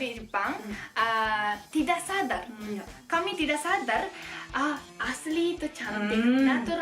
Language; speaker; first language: Indonesian; non-native, fluent; Japanese